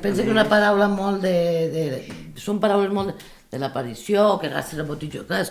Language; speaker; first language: Catalan; native; Catalan